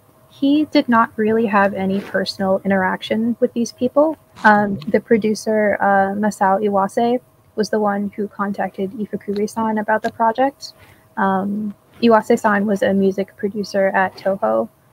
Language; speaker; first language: English; native; English